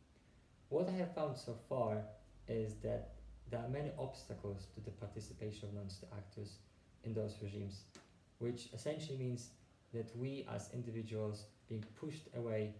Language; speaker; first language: English; non-native, fluent; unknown